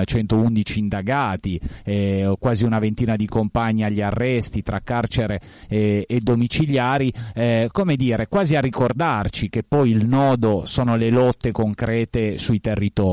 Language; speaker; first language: Italian; native; Italian